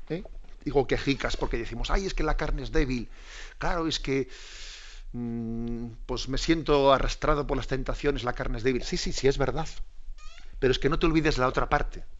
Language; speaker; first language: Spanish; native; Spanish